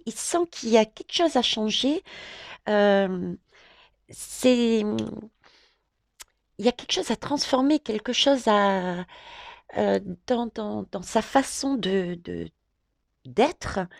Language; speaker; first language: French; native; French